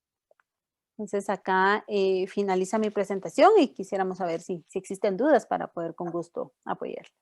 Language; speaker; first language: Spanish; native; Spanish